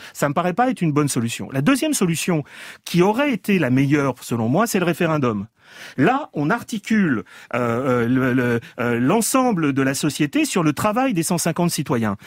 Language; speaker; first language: French; native; French